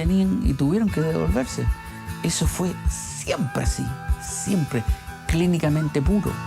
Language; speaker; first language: Spanish; native; Spanish